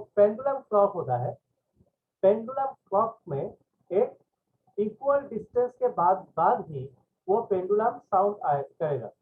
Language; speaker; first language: Hindi; non-native, local second language; Bangla